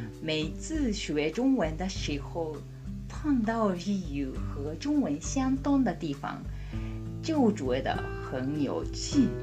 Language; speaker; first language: Chinese; non-native, fluent; Japanese